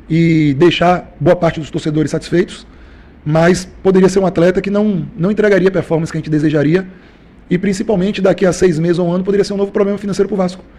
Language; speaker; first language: Portuguese; native; Portuguese